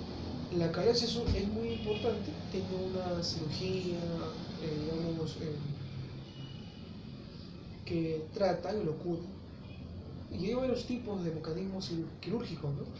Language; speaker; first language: Spanish; native; Spanish